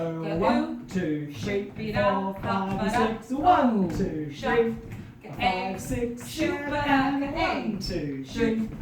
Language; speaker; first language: English; native; English